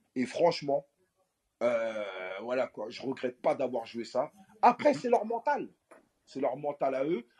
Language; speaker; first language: French; native; French